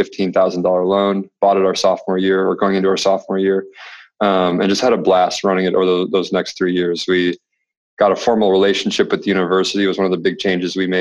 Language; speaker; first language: English; native; English